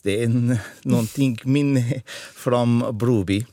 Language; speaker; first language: Swedish; non-native, fluent; Arabic